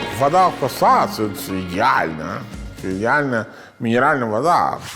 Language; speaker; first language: Ukrainian; non-native, learner; Italian